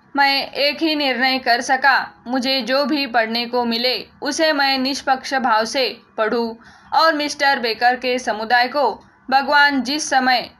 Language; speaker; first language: Hindi; non-native, local second language; Marathi